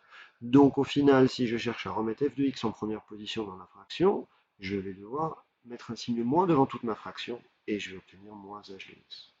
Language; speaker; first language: French; native; French